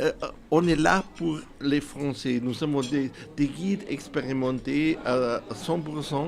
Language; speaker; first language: French; non-native, fluent; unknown